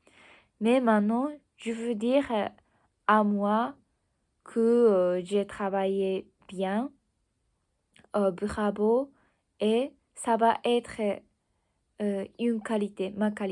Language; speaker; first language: French; non-native, learner; Japanese